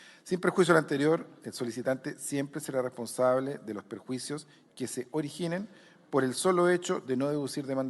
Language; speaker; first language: Spanish; native; Spanish